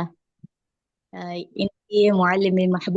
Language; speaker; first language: Arabic; non-native, learner; Indonesian